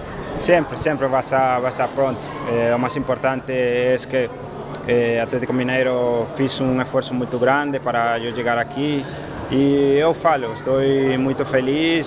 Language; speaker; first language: Portuguese; non-native, learner; Spanish